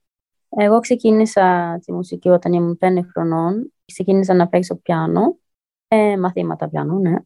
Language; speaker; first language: Greek; early bilingual, heritage; Greek